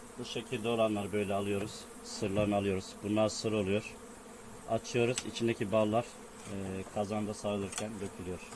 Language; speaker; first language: Turkish; native; Turkish